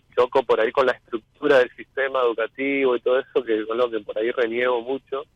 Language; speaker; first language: Spanish; native; Spanish